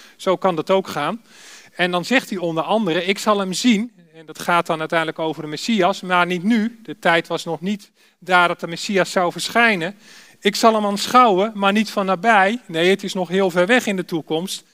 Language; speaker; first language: Dutch; native; Dutch